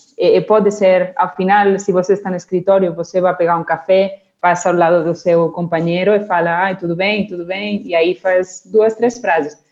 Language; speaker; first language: Portuguese; non-native, fluent; Spanish